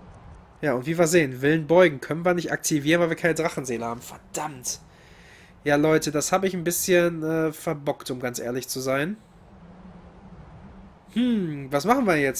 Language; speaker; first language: German; native; German